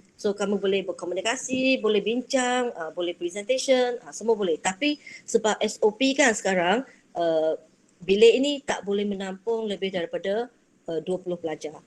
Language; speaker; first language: Malay; non-native, local second language; Chinese